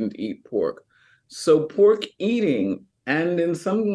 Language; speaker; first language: English; native; English